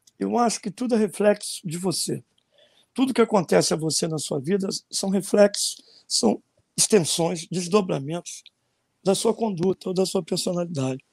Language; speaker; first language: Portuguese; native; Portuguese